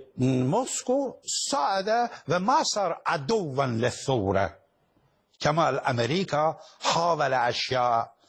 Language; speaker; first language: Arabic; non-native, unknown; Persian